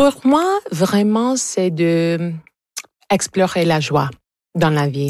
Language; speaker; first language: French; non-native, local second language; English